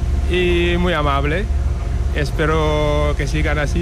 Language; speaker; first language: Spanish; non-native, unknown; Wolof